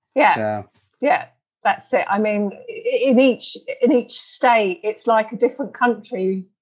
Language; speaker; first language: English; native; English